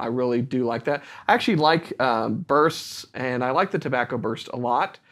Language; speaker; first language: English; native; English